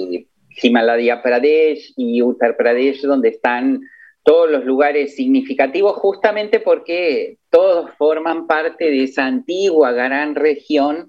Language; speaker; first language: Spanish; native; Spanish